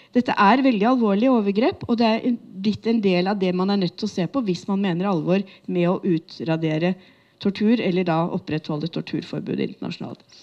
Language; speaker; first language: Norwegian; native; Norwegian